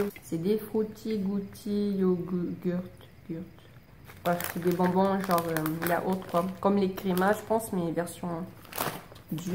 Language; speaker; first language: French; native; French